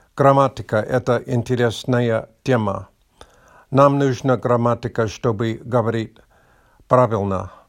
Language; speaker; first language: Russian; non-native, learner; English